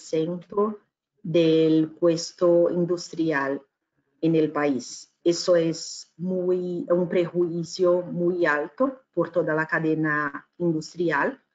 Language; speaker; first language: Spanish; non-native, fluent; Portuguese